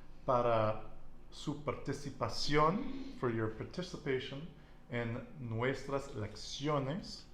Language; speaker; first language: Spanish; non-native, learner; English